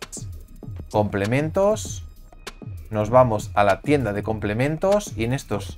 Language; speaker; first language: Spanish; native; Spanish